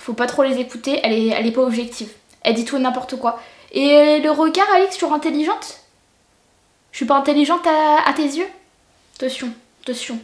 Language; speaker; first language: French; native; French